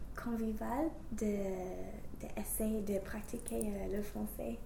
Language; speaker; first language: French; non-native, fluent; English